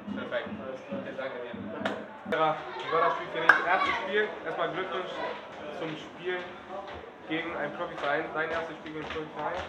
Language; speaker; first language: German; early bilingual, other home language; Spanish